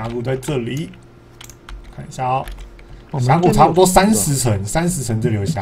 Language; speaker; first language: Chinese; native; Chinese